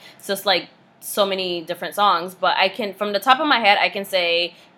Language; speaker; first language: English; non-native, fluent; Haitian Creole